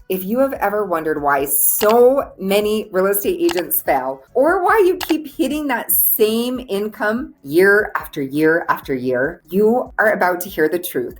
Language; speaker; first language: English; native; English